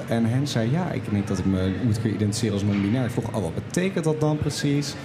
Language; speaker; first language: Dutch; native; Dutch